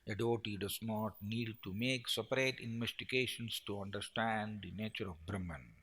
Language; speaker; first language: English; non-native, local second language; Tamil